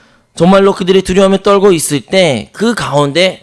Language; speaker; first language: Korean; native; Korean